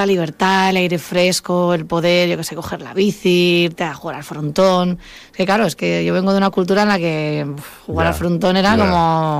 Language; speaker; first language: Spanish; native; Spanish